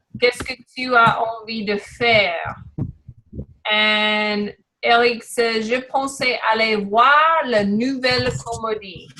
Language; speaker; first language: French; non-native, learner; English